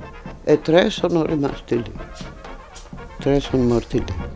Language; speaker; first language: Italian; non-native, local second language; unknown